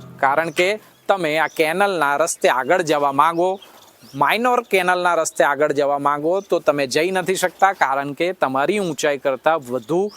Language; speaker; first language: Gujarati; native; Gujarati